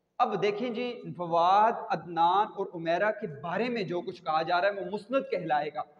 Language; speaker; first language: Urdu; non-native, local second language; Punjabi